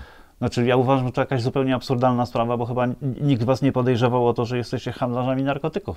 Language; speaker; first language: Polish; native; Polish